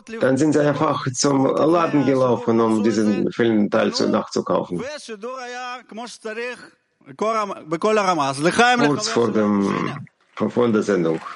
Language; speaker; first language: German; non-native, learner; Hebrew